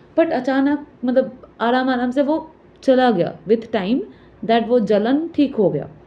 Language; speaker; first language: Hindi; non-native, local second language; Bangla